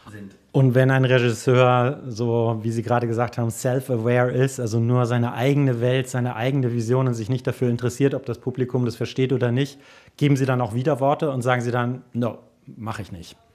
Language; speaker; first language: German; native; German